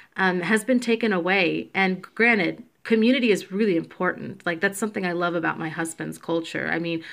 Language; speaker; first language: English; native; English